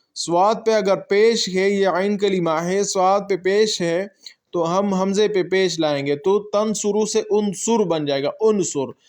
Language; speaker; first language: Urdu; non-native, local second language; Pashto